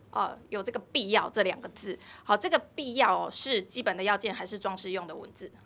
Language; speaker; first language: Chinese; native; Chinese